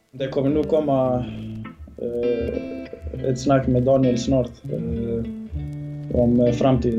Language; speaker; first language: Swedish; early bilingual, other home language; Bosnian